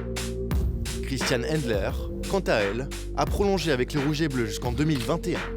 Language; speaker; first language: French; native; French